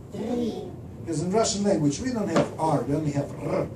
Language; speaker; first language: English; non-native, fluent; Russian